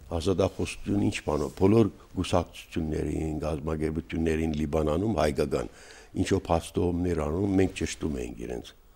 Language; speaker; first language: Armenian; native; Armenian